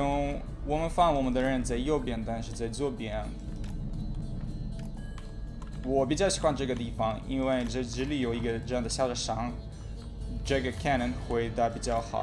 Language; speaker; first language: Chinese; non-native, learner; Russian